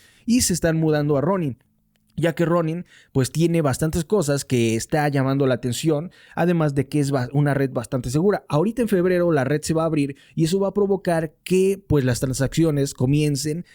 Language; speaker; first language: Spanish; native; Spanish